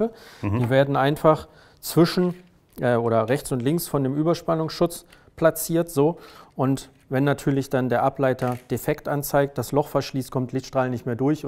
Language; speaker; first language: German; native; German